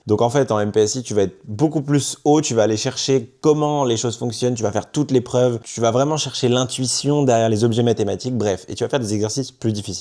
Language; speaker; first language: French; native; French